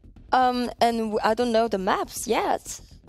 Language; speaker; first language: English; non-native, fluent; French